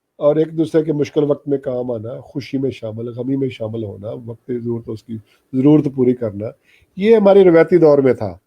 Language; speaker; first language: Urdu; non-native, local second language; Punjabi